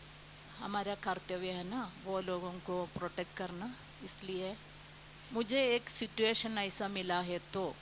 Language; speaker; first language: Hindi; non-native, local second language; Malayalam